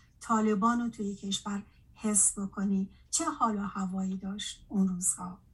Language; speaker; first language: Persian; native; Persian